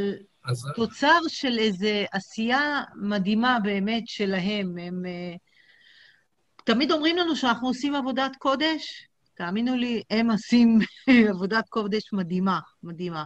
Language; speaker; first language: Hebrew; native; Hebrew